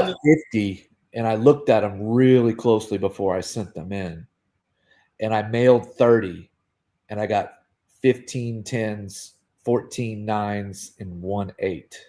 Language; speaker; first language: English; native; English